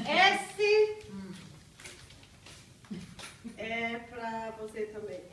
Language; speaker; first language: Portuguese; non-native, learner; English